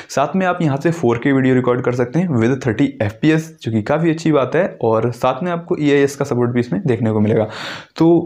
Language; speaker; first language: Hindi; native; Hindi